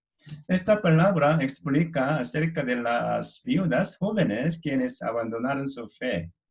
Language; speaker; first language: Spanish; non-native, fluent; Korean